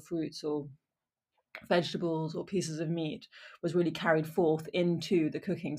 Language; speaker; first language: English; native; English